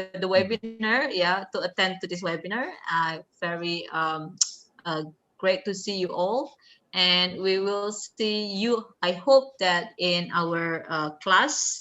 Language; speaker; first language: English; non-native, fluent; Indonesian